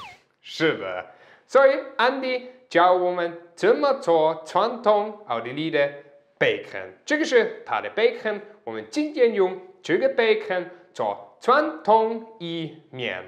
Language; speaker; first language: Chinese; non-native, fluent; German